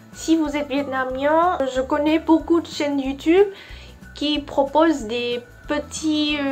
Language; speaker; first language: French; non-native, fluent; Vietnamese